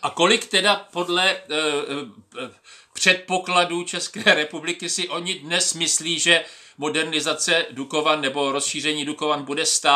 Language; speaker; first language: Czech; native; Czech